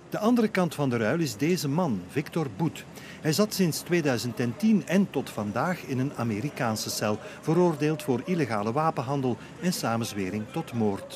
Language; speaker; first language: Dutch; native; Dutch